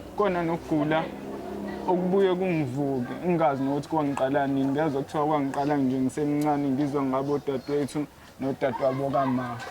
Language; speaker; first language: Zulu; native; Zulu